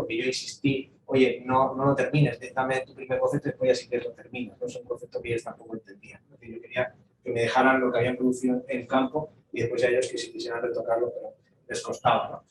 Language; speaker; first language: Spanish; native; Spanish